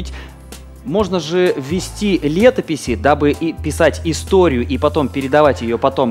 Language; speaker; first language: Russian; native; Russian